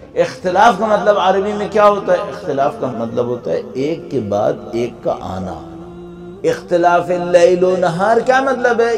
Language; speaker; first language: Urdu; native; Urdu